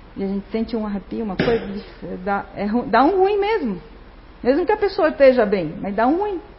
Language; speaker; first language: Portuguese; non-native, fluent; Spanish